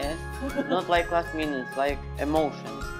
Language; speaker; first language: English; non-native, learner; Ukrainian